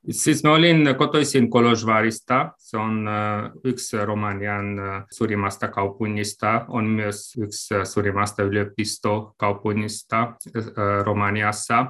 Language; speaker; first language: Finnish; non-native, fluent; Hungarian